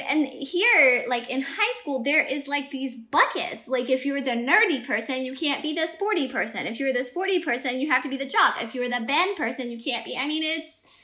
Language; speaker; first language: English; early bilingual, other home language; Amharic